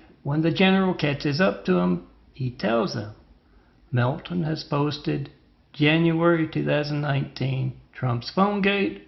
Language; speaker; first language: English; native; English